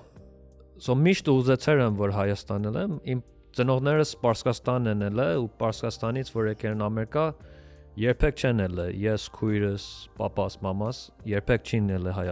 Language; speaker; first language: Armenian; early bilingual, heritage; Armenian